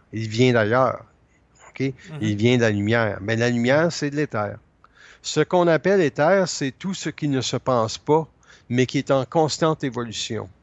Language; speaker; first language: French; native; French